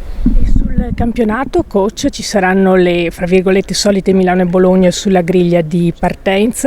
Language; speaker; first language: Italian; native; Italian